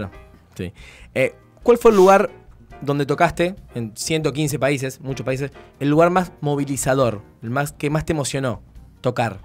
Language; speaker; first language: Spanish; native; Spanish